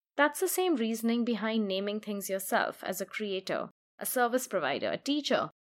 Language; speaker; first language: English; non-native, local second language; Hindi